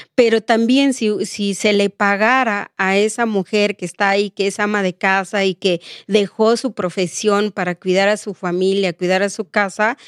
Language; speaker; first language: Spanish; non-native, local second language; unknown